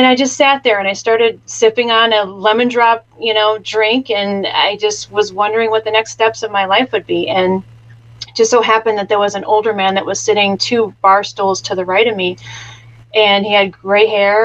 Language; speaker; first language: English; native; English